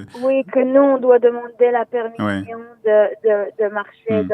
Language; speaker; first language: French; non-native, fluent; Hebrew